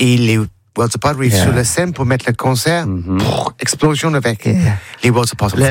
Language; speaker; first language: French; non-native, learner; English